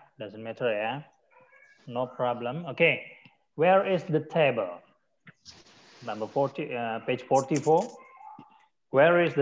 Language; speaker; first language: English; non-native, learner; Indonesian